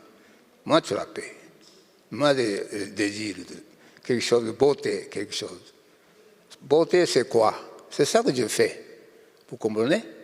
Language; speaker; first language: French; non-native, learner; Japanese